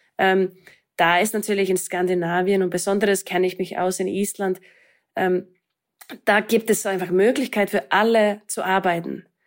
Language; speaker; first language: German; non-native, fluent; Icelandic